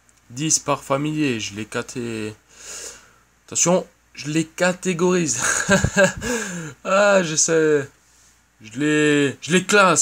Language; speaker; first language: French; native; French